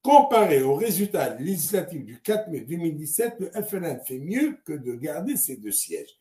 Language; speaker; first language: French; non-native, local second language; Arabic